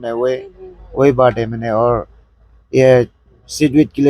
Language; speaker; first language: Hindi; non-native, local second language; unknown